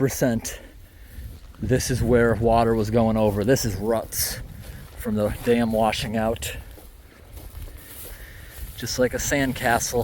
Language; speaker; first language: English; native; English